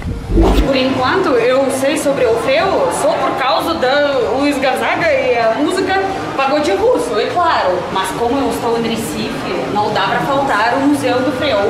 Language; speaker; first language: Portuguese; non-native, fluent; Russian